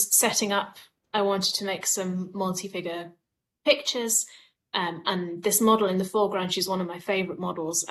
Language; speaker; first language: English; native; English